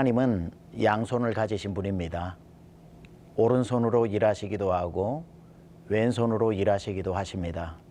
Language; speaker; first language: Korean; native; Korean